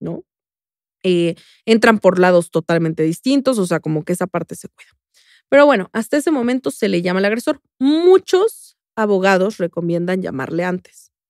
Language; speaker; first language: Spanish; native; Spanish